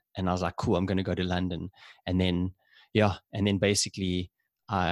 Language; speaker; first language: English; native; English